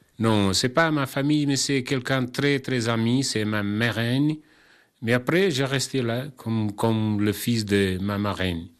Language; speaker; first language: French; non-native, learner; Kabuverdianu